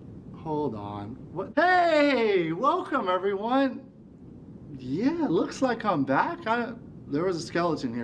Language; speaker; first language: English; native; English